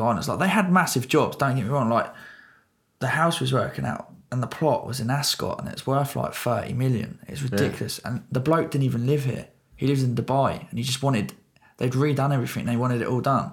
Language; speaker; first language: English; native; English